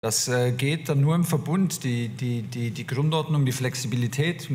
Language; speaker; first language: German; native; German